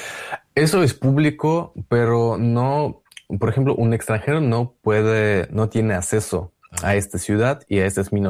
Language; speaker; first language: Spanish; non-native, learner; Russian